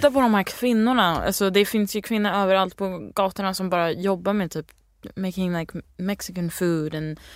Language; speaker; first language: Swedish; early bilingual, heritage; Swedish